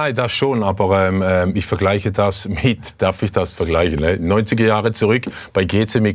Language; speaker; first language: German; native; German